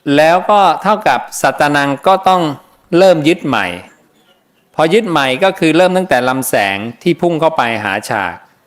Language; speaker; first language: Thai; native; Thai